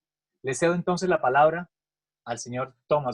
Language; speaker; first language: Spanish; native; Spanish